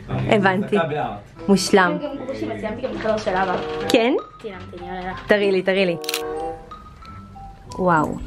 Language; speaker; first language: Hebrew; native; Hebrew